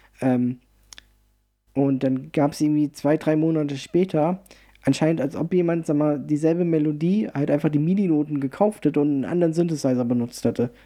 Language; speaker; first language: German; early bilingual, other home language; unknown